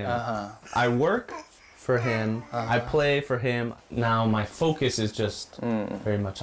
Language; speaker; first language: English; non-native, fluent; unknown